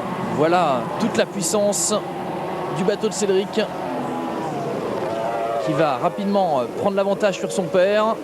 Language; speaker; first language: French; native; French